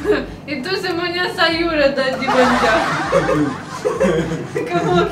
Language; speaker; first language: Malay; non-native, learner; Russian